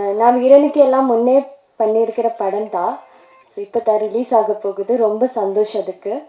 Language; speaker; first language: Tamil; non-native, learner; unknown